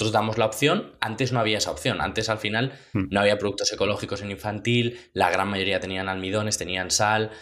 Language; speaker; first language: Spanish; native; Spanish